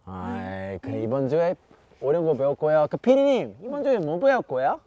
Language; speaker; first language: Korean; non-native, fluent; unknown